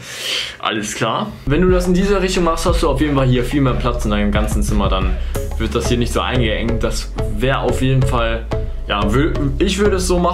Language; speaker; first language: German; native; German